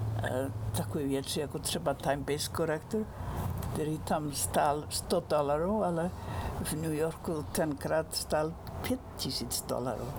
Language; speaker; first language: Czech; non-native, fluent; Icelandic